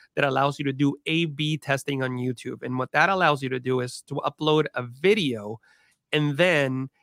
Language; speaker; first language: English; early bilingual, other home language; Spanish